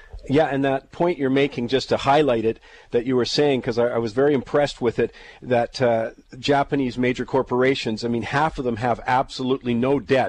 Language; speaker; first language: English; native; English